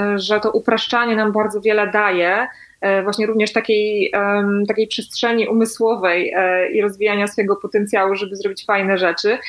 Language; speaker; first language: Polish; native; Polish